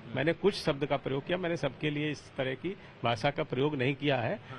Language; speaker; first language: Hindi; native; Hindi